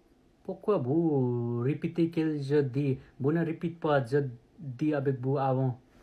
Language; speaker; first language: French; non-native, learner; Nepali